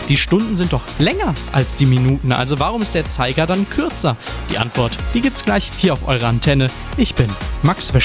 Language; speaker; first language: German; native; German